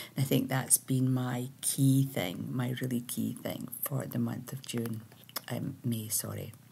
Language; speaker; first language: English; native; English